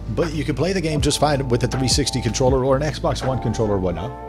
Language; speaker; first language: English; native; English